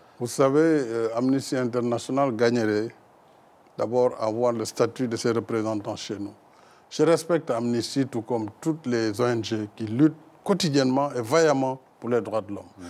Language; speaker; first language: French; non-native, local second language; Fula